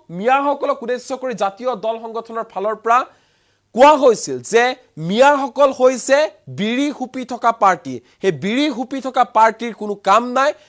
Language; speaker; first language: Assamese; native; Assamese